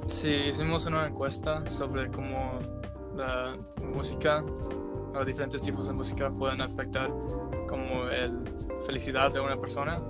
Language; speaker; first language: Spanish; non-native, learner; English